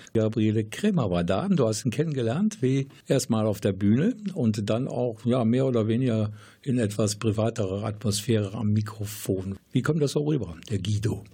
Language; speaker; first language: German; native; German